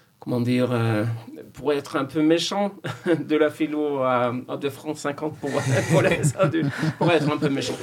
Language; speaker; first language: French; non-native, fluent; Norwegian